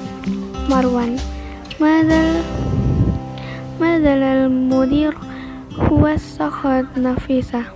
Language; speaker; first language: Arabic; non-native, learner; Indonesian